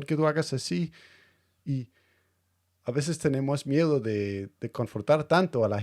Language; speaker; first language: Spanish; non-native, fluent; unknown